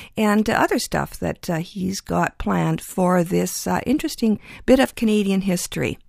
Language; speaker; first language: English; early bilingual, other home language; Ukrainian